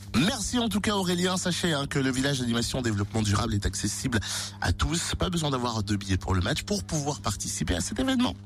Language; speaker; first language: French; native; French